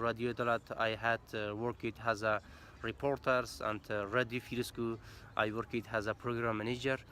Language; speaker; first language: English; non-native, learner; Persian